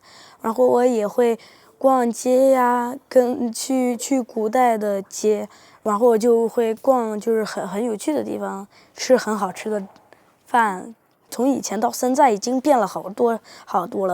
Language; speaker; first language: Chinese; early bilingual, heritage; Spanish